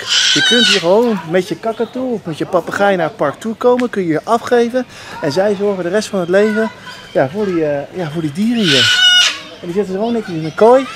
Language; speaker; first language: Dutch; native; Dutch